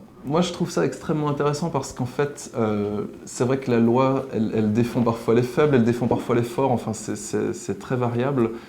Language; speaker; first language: French; native; French